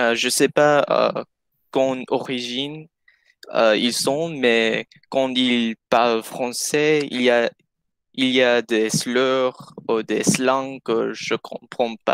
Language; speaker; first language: French; non-native, learner; English